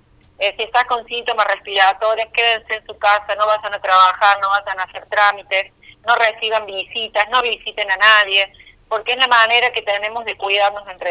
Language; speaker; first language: Spanish; native; Spanish